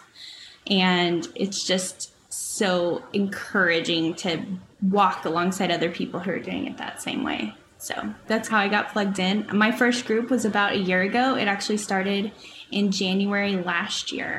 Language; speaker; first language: English; native; English